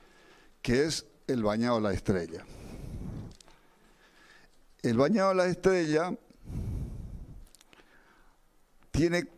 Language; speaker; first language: Spanish; native; Spanish